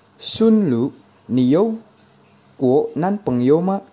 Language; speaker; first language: Chinese; non-native, learner; Indonesian